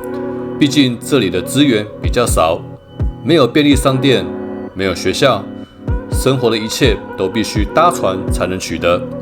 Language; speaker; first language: Chinese; native; Chinese